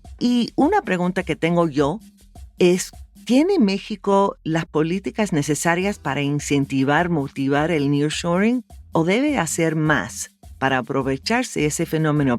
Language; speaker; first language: Spanish; non-native, fluent; English